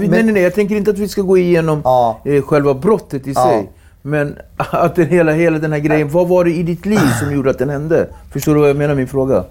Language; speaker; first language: Swedish; native; Swedish